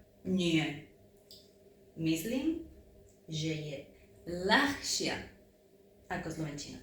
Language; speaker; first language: Slovak; non-native, learner; Spanish